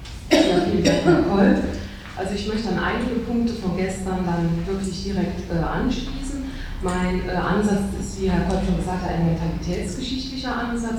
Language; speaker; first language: German; native; German